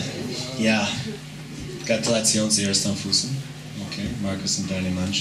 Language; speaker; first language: German; non-native, fluent; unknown